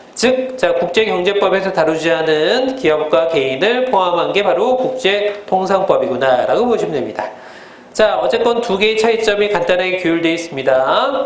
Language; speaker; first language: Korean; native; Korean